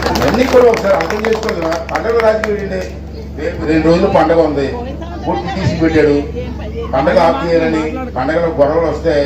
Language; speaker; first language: Telugu; native; Telugu